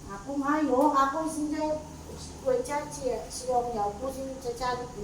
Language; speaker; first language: Chinese; non-native, learner; Filipino